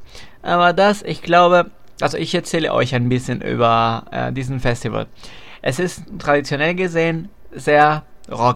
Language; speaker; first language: German; non-native, fluent; Spanish